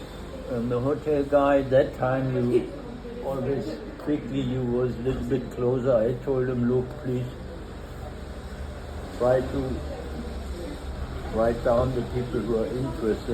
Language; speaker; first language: English; non-native, fluent; German